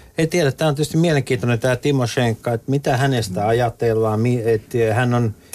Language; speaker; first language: Finnish; native; Finnish